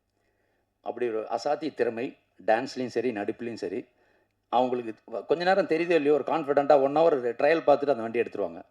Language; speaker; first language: Tamil; native; Tamil